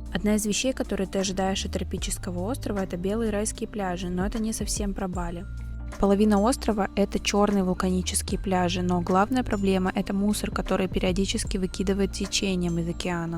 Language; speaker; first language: Russian; native; Russian